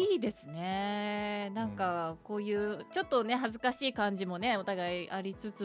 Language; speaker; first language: Japanese; native; Japanese